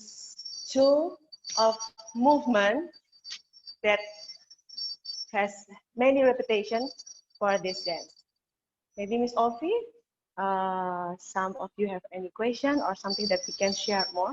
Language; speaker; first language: English; non-native, learner; Indonesian